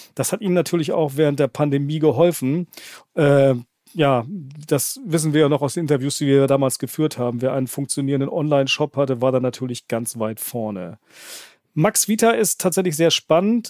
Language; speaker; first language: German; native; German